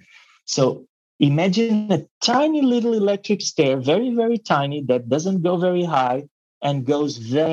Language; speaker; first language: English; non-native, fluent; Portuguese